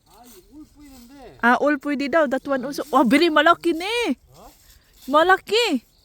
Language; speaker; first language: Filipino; non-native, local second language; Cebuano